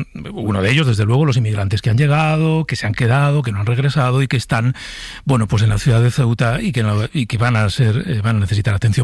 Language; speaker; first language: Spanish; native; Spanish